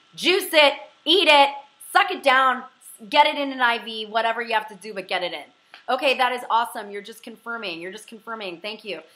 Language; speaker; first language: English; native; English